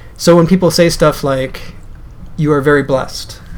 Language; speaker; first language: English; native; English